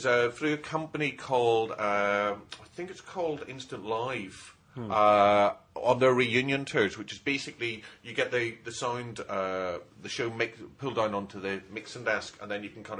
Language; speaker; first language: English; native; English